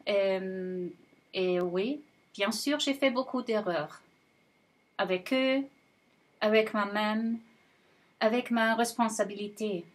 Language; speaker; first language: French; non-native, fluent; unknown